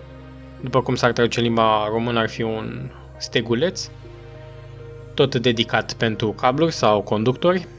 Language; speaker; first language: Romanian; native; Romanian